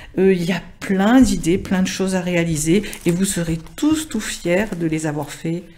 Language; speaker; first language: French; native; French